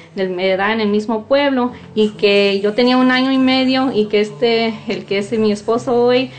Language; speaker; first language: Spanish; native; Spanish